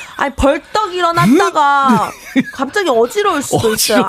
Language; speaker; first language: Korean; native; Korean